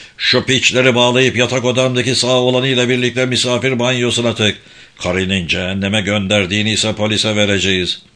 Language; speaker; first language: Turkish; native; Turkish